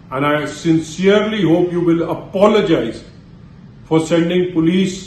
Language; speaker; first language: English; non-native, local second language; Punjabi